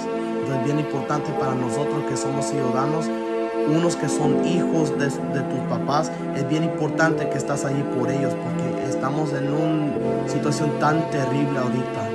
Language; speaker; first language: Spanish; early bilingual, heritage; Spanish